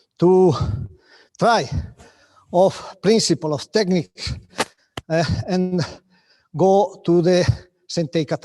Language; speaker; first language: English; non-native, learner; Italian